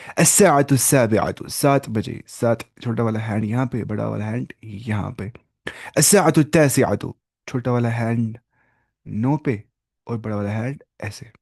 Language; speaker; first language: Urdu; non-native, local second language; Kashmiri